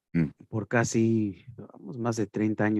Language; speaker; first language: Spanish; early bilingual, heritage; Spanish